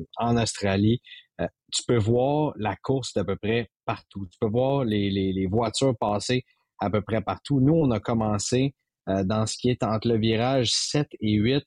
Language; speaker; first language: French; native; French